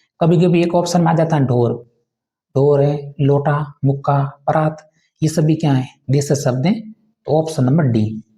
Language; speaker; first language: Hindi; native; Hindi